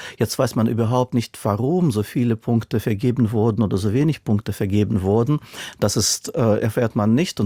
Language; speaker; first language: German; non-native, fluent; Russian